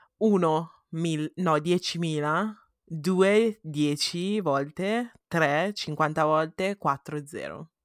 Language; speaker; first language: Italian; early bilingual, heritage; Italian